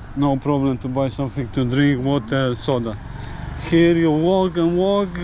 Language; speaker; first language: English; non-native, learner; Polish